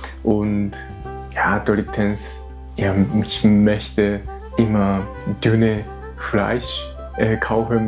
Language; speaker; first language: German; non-native, fluent; Japanese